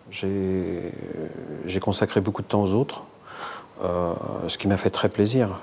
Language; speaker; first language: French; native; French